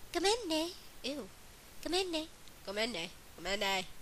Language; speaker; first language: Japanese; non-native, learner; English